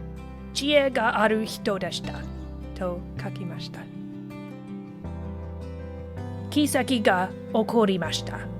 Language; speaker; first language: Japanese; non-native, learner; English